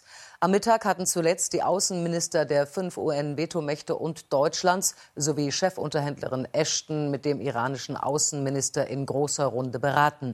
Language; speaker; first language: German; native; German